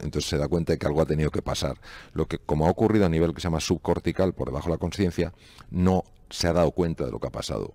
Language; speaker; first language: Spanish; native; Spanish